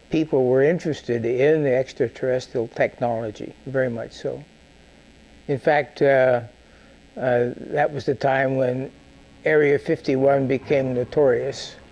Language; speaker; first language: English; native; English